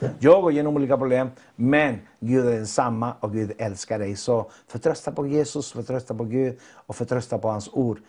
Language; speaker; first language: Swedish; non-native, fluent; Spanish